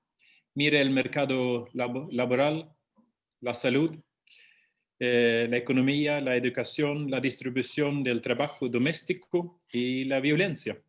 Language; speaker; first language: Spanish; non-native, fluent; Swedish